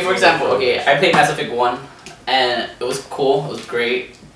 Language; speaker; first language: English; native; English